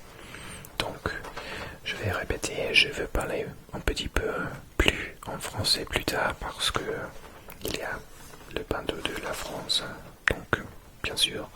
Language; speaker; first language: French; non-native, learner; English